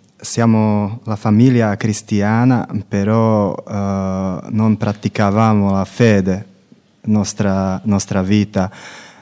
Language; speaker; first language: Italian; non-native, learner; Slovak